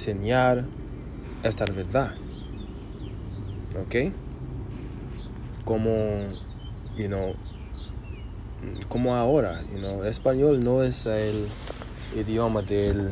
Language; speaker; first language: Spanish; non-native, learner; English